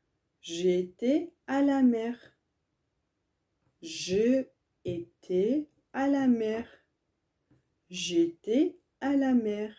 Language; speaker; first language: French; non-native, learner; Tigrinya